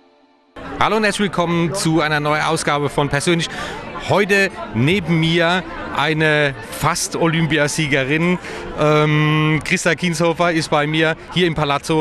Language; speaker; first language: German; native; German